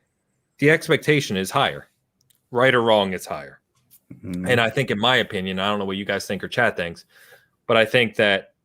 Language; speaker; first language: English; native; English